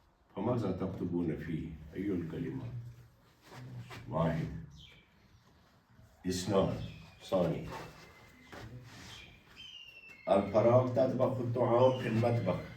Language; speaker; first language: Arabic; non-native, fluent; Urdu